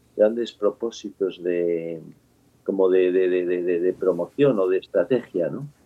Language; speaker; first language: Spanish; native; Spanish